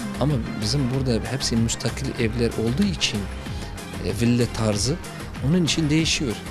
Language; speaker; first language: Turkish; non-native, learner; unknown